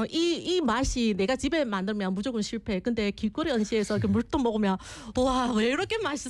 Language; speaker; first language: Korean; non-native, learner; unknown